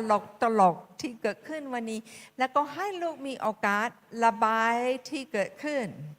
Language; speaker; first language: Thai; non-native, fluent; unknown